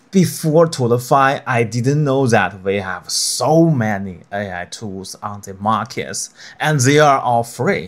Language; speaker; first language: English; non-native, fluent; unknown